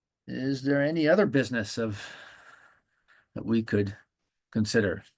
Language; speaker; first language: English; native; English